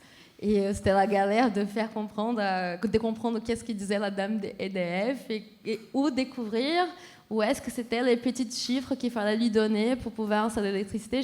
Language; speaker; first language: French; non-native, fluent; Portuguese